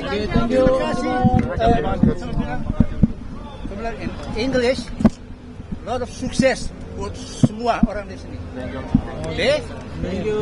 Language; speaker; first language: Indonesian; early bilingual, heritage; Dutch